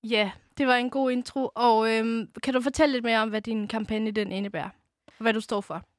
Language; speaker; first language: Danish; early bilingual, other home language; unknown